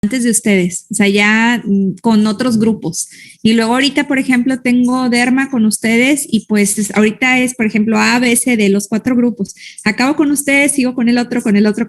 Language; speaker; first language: Spanish; native; Spanish